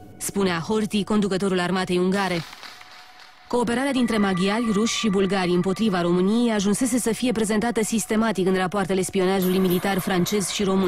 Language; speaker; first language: Romanian; native; Romanian